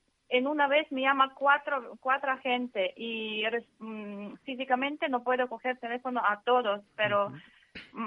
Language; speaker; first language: Spanish; non-native, learner; Ukrainian